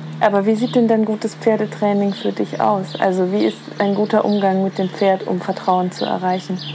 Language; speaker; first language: German; native; German